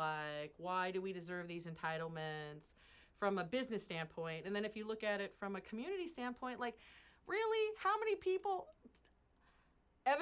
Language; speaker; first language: English; native; English